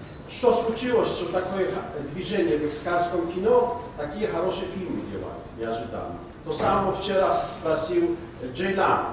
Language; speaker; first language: Russian; non-native, local second language; Georgian